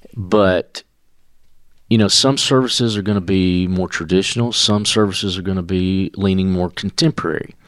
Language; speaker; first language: English; native; English